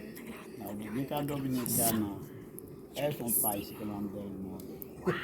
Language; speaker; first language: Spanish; non-native, learner; Haitian Creole